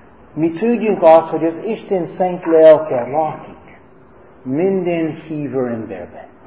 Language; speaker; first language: Hungarian; non-native, fluent; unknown